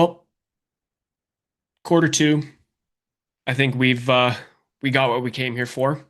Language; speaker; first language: English; native; English